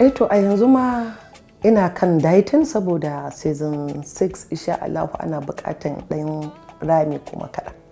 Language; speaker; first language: Hausa; non-native, local second language; Yoruba